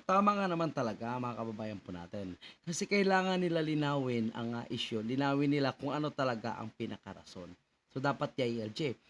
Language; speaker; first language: Filipino; native; Filipino